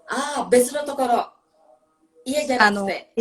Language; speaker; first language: Japanese; non-native, learner; Indonesian